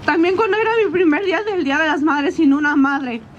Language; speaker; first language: Spanish; early bilingual, heritage; Spanish